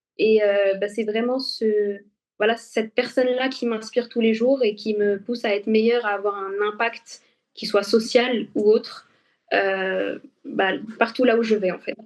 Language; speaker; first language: French; non-native, local second language; Arabic